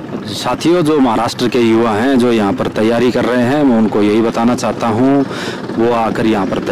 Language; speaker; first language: Hindi; native; Hindi